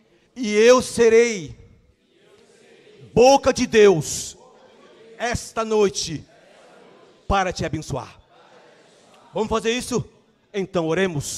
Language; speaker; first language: Portuguese; native; Portuguese